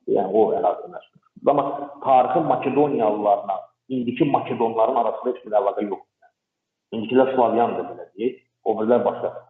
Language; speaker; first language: Azerbaijani; non-native, local second language; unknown